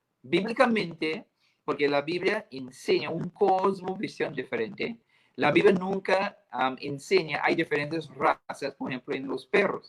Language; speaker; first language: Spanish; non-native, fluent; English